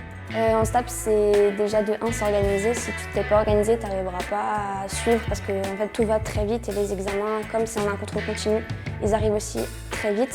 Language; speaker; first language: French; native; French